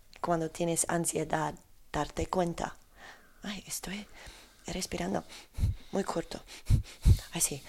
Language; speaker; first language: Spanish; non-native, learner; Polish